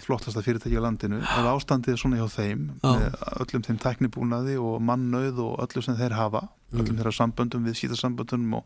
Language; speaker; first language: Icelandic; native; Icelandic